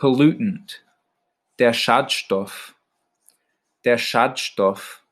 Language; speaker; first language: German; non-native, fluent; English